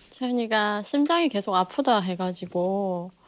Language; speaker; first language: Korean; native; Korean